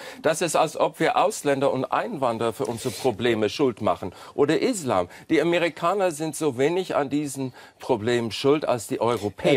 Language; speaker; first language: German; non-native, fluent; English